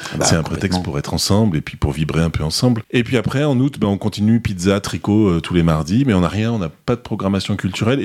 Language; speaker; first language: French; native; French